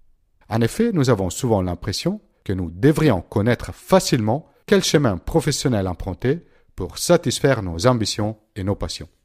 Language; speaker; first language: French; non-native, fluent; Italian